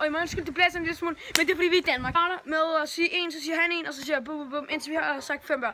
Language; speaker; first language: Danish; native; Danish